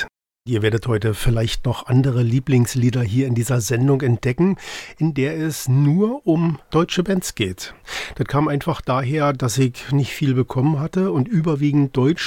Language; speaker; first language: German; native; German